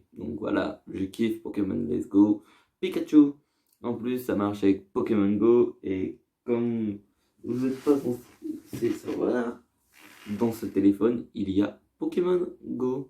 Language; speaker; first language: French; native; French